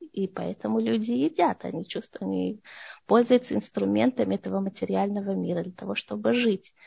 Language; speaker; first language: Russian; early bilingual, heritage; Russian